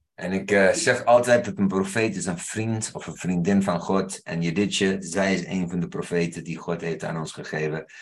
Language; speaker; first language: Dutch; non-native, fluent; English